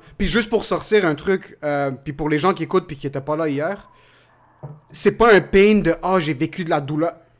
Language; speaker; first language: French; native; French